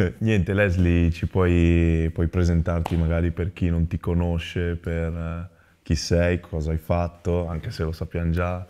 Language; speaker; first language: Italian; early bilingual, other home language; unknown